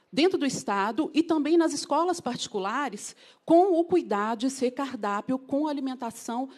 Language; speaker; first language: Portuguese; native; Portuguese